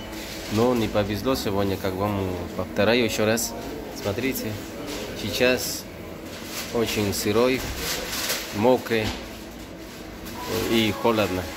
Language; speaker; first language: Russian; non-native, learner; Spanish